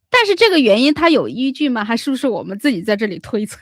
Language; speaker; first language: Chinese; native; Chinese